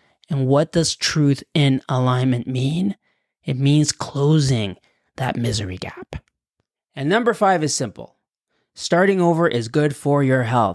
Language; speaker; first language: English; early bilingual, other home language; Spanish